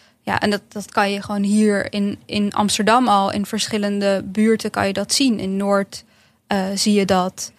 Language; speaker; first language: Dutch; early bilingual, other home language; Bosnian